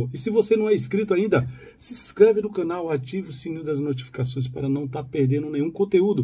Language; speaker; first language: Portuguese; native; Portuguese